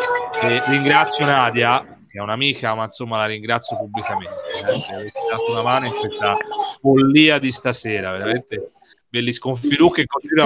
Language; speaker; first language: Italian; native; Italian